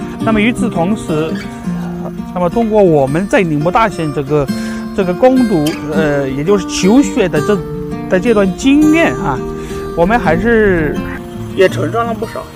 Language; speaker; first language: Chinese; non-native, fluent; Bulgarian